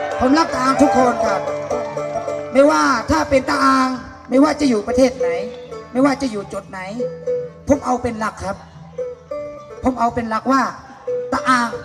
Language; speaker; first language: Thai; non-native, fluent; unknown